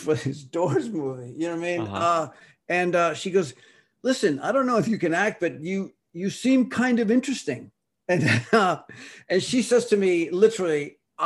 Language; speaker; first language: English; early bilingual, other home language; Spanish